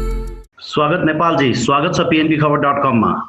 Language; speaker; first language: Nepali; native; Nepali